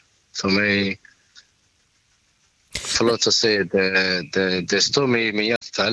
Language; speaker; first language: Swedish; non-native, learner; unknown